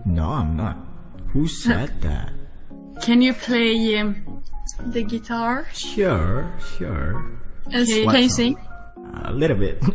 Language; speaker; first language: English; non-native, fluent; Indonesian